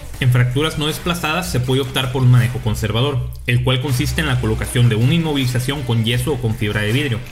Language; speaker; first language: Spanish; native; Spanish